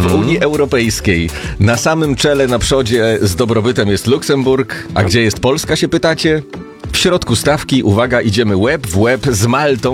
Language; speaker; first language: Polish; native; Polish